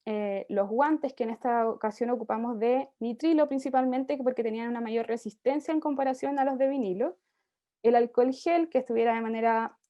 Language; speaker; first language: Spanish; native; Spanish